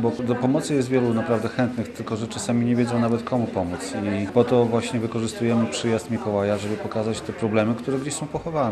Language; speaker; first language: Polish; native; Polish